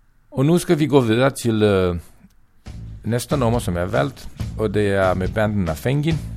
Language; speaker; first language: Danish; non-native, fluent; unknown